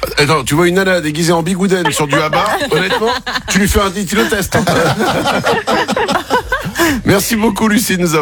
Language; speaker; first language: French; native; French